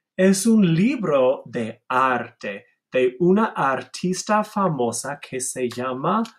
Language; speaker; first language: Spanish; non-native, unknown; English